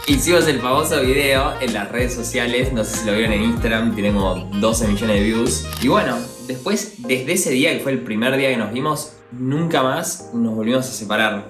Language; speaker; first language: Spanish; native; Spanish